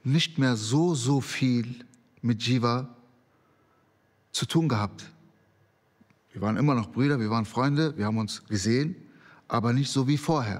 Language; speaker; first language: German; early bilingual, other home language; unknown